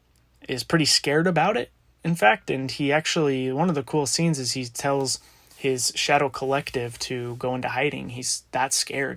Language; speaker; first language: English; native; English